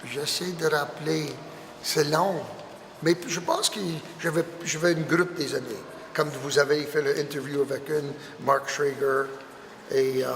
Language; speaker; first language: French; non-native, local second language; English